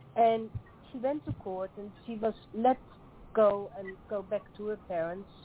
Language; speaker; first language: English; non-native, fluent; Dutch